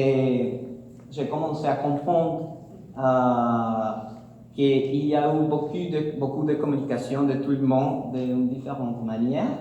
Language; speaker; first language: French; non-native, learner; Spanish